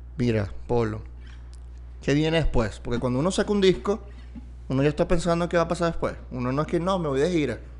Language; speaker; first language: Spanish; native; Spanish